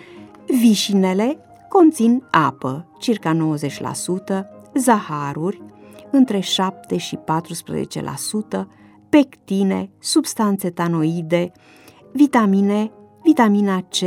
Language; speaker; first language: Romanian; native; Romanian